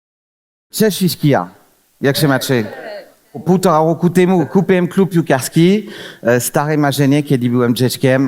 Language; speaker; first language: Polish; non-native, fluent; French